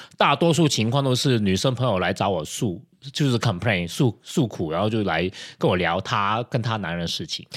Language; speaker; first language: Chinese; non-native, local second language; Cantonese